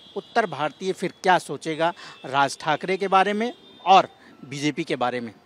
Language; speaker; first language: Hindi; native; Hindi